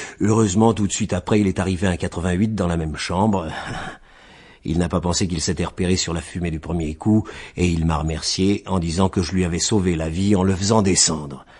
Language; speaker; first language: French; native; French